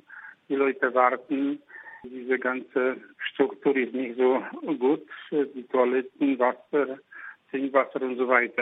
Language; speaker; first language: German; non-native, fluent; Polish